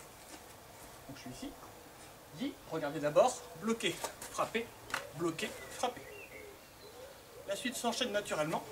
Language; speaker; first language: French; native; French